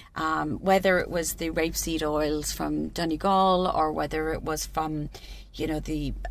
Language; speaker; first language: English; native; English